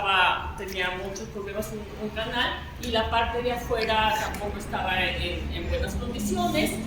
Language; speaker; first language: Spanish; native; Spanish